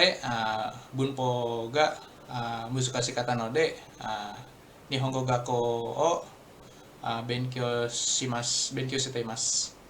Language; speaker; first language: Japanese; non-native, learner; Indonesian